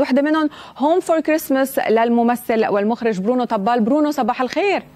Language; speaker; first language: Arabic; native; Arabic